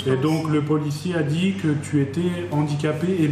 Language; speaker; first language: French; native; French